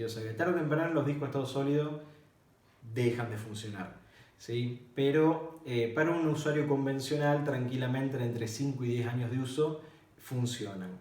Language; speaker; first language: Spanish; native; Spanish